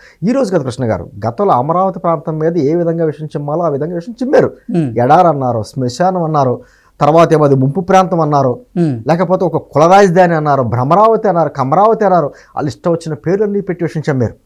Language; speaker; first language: Telugu; native; Telugu